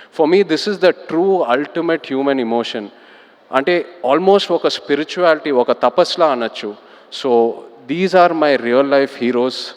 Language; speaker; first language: Telugu; native; Telugu